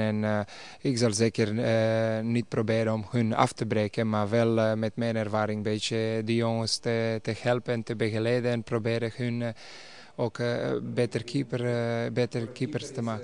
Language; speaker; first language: Dutch; non-native, fluent; Serbian